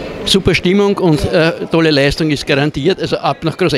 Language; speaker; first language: German; native; German